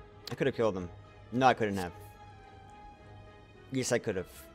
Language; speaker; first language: English; native; English